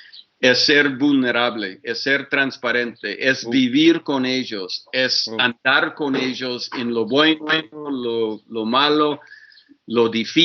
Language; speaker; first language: Spanish; non-native, fluent; English